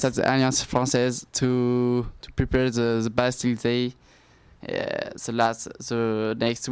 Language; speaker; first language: English; non-native, learner; French